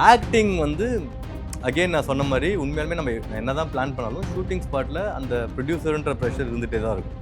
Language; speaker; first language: Tamil; native; Tamil